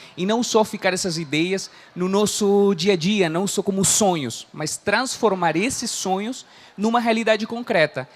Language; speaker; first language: Portuguese; non-native, fluent; Spanish